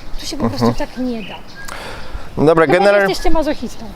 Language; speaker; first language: Polish; native; Polish